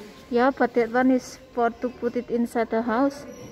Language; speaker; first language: English; non-native, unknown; Indonesian